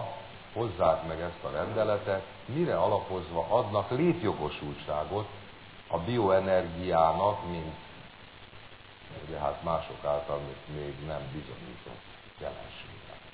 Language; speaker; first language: Hungarian; native; Hungarian